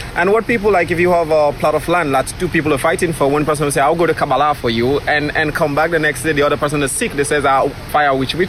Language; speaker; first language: English; non-native, local second language; Krio